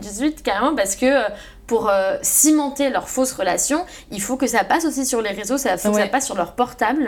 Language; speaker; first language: French; native; French